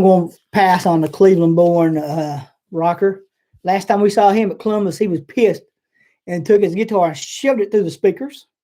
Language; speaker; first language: English; native; English